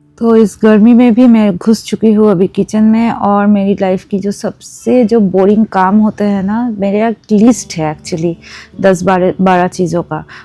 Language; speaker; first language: Hindi; non-native, local second language; Bangla